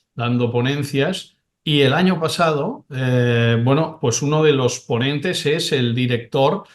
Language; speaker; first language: Spanish; non-native, local second language; Catalan